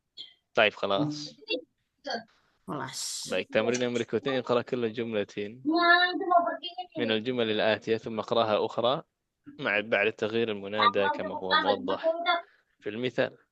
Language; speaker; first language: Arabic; non-native, fluent; Indonesian